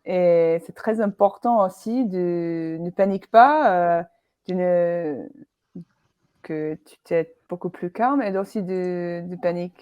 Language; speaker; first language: French; non-native, fluent; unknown